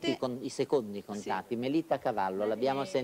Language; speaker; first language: Italian; native; Italian